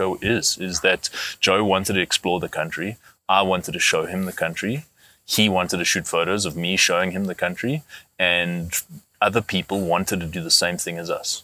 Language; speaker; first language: English; native; English